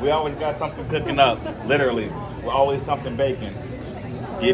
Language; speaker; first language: English; native; English